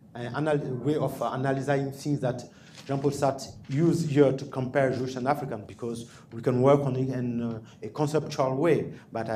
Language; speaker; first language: English; non-native, fluent; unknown